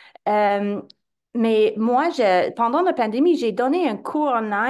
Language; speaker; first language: French; non-native, fluent; English